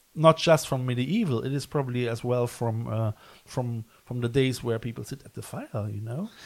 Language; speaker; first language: English; non-native, fluent; German